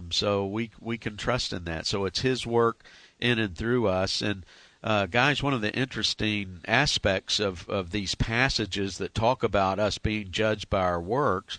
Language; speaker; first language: English; native; English